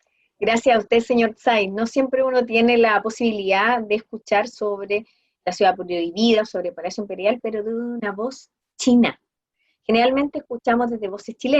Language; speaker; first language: Spanish; native; Spanish